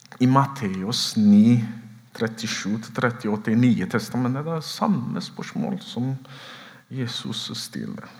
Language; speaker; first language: Norwegian; non-native, fluent; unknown